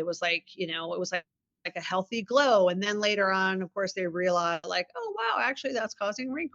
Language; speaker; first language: English; native; English